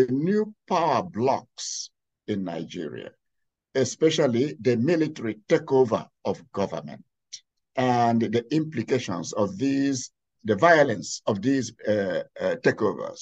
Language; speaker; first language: English; non-native, local second language; Igbo